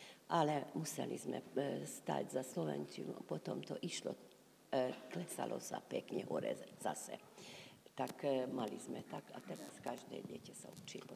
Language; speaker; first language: Slovak; non-native, local second language; Hungarian